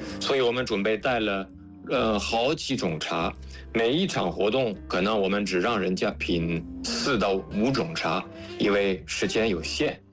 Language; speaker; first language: Chinese; non-native, fluent; French